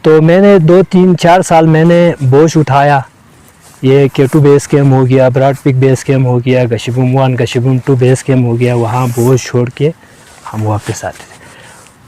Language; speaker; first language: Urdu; non-native, local second language; Balti